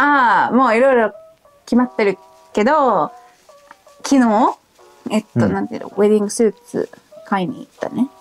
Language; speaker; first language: Japanese; non-native, learner; English